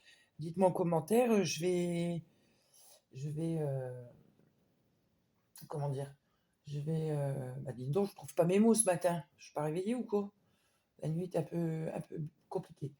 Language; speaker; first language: French; native; French